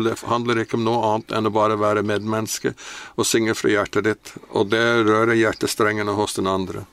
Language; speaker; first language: Norwegian; non-native, fluent; English